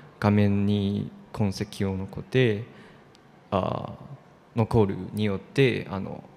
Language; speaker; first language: Japanese; non-native, fluent; Chinese